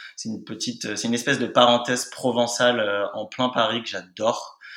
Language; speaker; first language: French; native; French